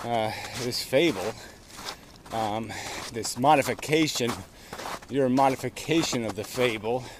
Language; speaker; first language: English; native; English